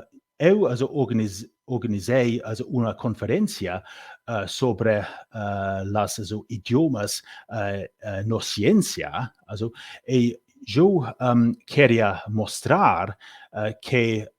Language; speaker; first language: Portuguese; non-native, learner; English